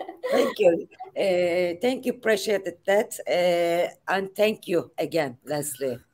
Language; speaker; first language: English; non-native, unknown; Turkish